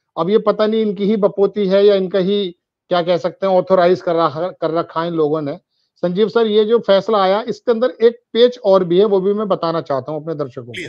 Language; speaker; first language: Hindi; native; Hindi